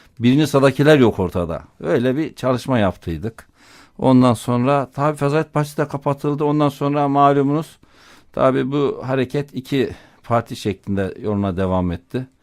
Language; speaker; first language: Turkish; native; Turkish